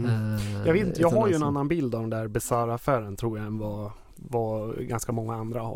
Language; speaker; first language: Swedish; native; Swedish